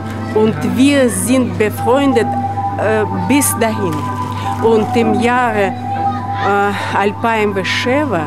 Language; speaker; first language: German; non-native, learner; Russian